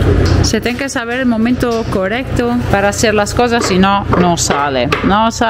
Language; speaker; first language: Spanish; non-native, fluent; Italian